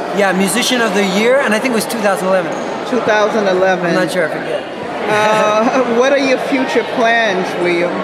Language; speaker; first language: English; native; English